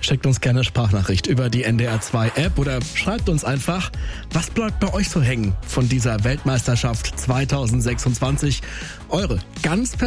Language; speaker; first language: German; native; German